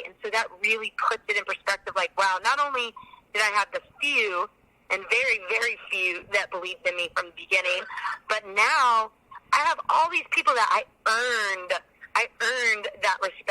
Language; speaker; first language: English; native; English